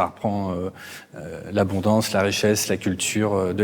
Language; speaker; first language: French; native; French